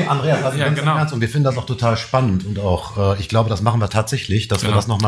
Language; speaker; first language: German; native; German